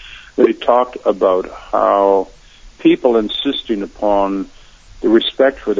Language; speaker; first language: English; native; English